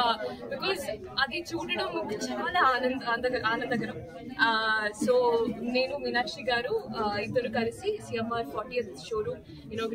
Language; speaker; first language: Telugu; non-native, fluent; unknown